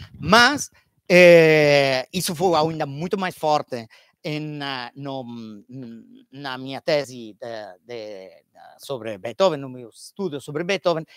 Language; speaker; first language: Portuguese; non-native, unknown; Italian